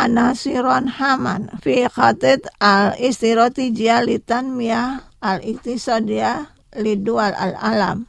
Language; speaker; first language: Arabic; non-native, fluent; Indonesian